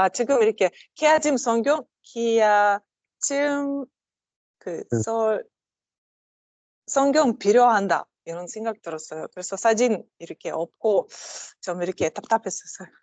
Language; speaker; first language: Korean; non-native, learner; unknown